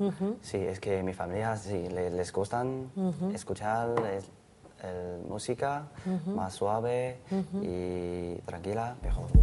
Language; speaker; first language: Spanish; non-native, learner; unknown